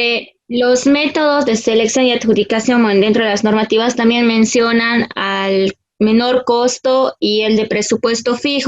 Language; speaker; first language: Spanish; native; Spanish